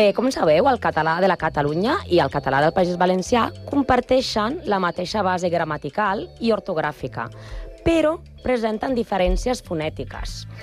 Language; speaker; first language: Catalan; non-native, learner; Spanish